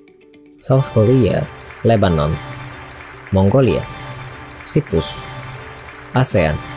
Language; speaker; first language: English; non-native, learner; Indonesian